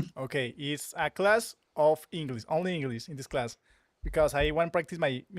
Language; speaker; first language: English; non-native, learner; Spanish